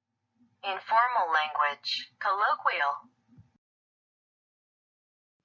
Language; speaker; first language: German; non-native, learner; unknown